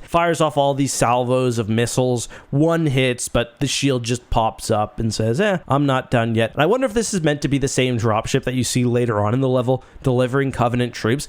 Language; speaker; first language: English; native; English